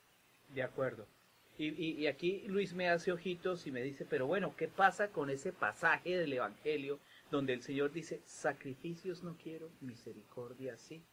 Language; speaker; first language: Spanish; native; Spanish